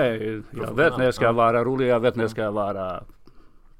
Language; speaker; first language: Swedish; non-native, fluent; Serbian